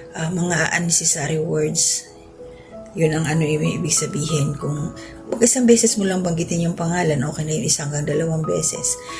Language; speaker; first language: Filipino; non-native, local second language; Cebuano